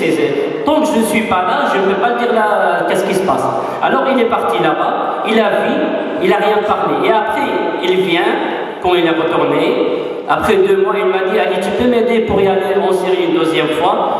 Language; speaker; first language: French; non-native, fluent; Arabic